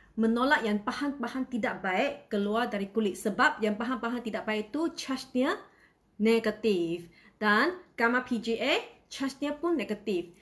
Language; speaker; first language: Malay; non-native, local second language; Chinese